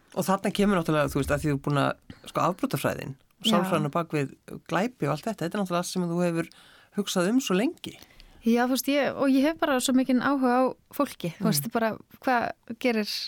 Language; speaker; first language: Icelandic; native; Icelandic